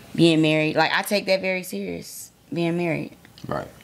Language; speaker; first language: English; native; English